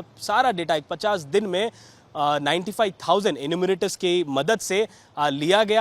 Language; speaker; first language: Hindi; native; Hindi